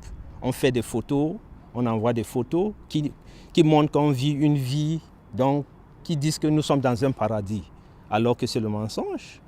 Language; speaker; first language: French; non-native, local second language; Wolof